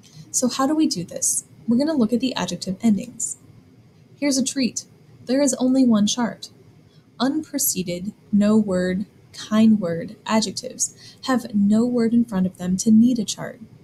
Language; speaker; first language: English; native; English